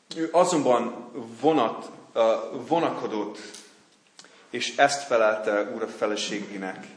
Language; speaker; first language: Hungarian; non-native, fluent; English